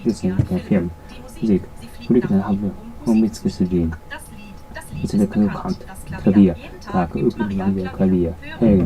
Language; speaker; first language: German; non-native, learner; Japanese